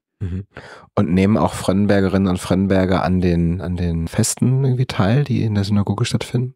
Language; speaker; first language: German; native; German